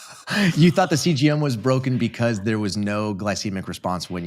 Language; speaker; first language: English; native; English